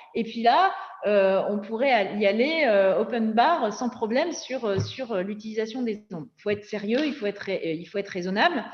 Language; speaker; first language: French; native; French